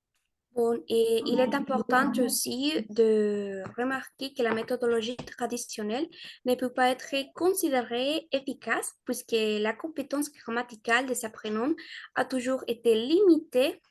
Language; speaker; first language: French; non-native, learner; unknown